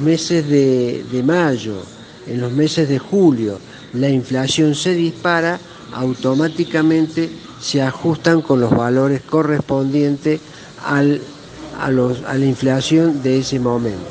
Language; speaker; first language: Spanish; native; Spanish